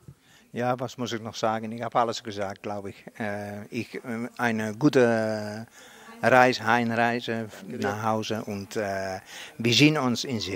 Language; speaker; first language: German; non-native, learner; Dutch